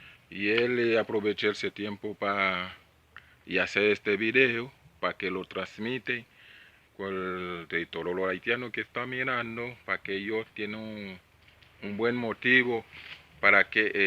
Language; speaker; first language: Spanish; non-native, learner; Haitian Creole